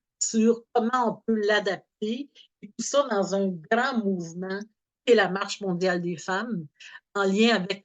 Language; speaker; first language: French; native; French